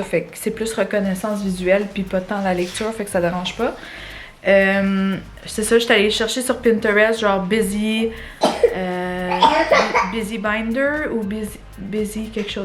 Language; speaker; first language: French; native; French